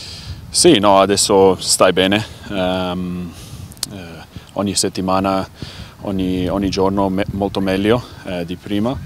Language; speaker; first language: Italian; non-native, learner; English